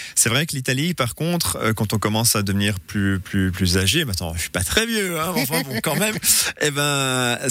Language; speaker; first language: French; native; French